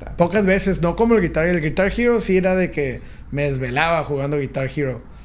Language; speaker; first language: Spanish; native; Spanish